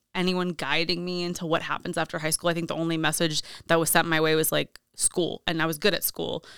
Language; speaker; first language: English; native; English